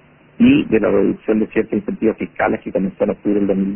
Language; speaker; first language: Spanish; native; Spanish